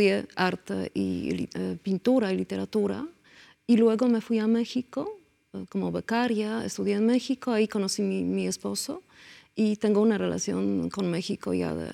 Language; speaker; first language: Spanish; non-native, fluent; Polish